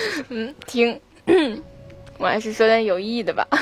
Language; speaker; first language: Chinese; native; Chinese